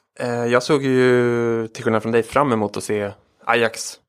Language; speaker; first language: Swedish; native; Swedish